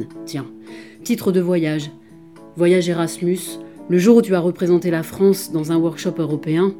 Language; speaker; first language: French; native; French